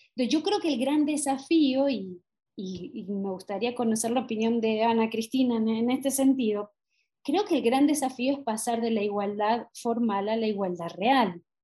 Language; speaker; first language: Spanish; native; Spanish